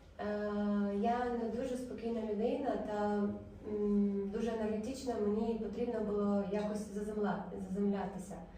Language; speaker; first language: Ukrainian; non-native, local second language; Russian